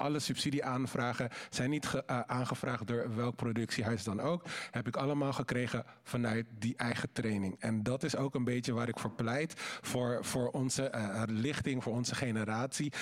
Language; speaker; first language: Dutch; native; Dutch